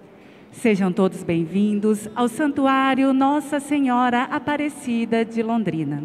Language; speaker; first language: Portuguese; native; Portuguese